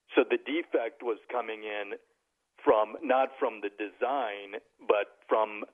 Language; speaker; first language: English; native; English